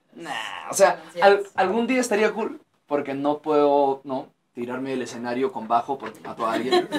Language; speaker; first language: Spanish; early bilingual, heritage; Spanish